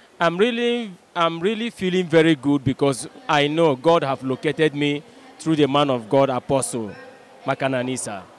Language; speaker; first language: English; non-native, local second language; Igbo